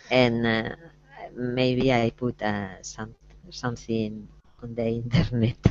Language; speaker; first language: English; non-native, learner; Spanish